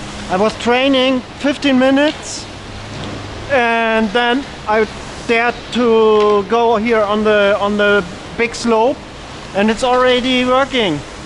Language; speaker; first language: English; non-native, learner; German